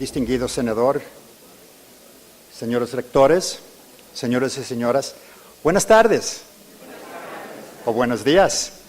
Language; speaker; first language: Spanish; early bilingual, heritage; English